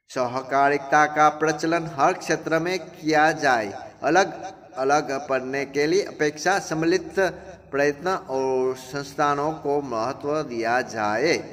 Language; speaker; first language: Hindi; non-native, local second language; Gujarati